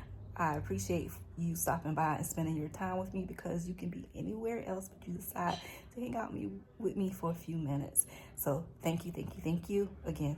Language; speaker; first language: English; native; English